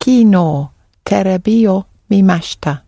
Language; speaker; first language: Japanese; non-native, learner; English